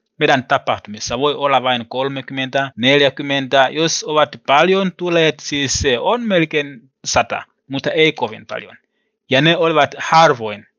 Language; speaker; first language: Finnish; non-native, learner; Swahili